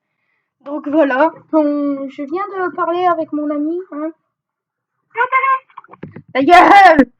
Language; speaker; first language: French; native; French